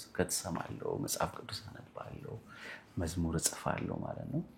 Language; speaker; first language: Amharic; native; Amharic